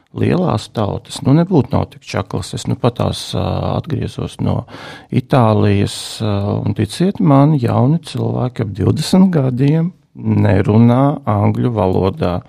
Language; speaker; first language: Latvian; non-native, local second language; Russian